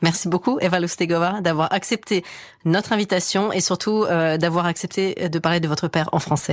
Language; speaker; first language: French; native; French